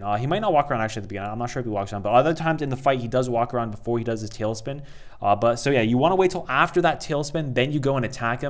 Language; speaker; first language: English; native; English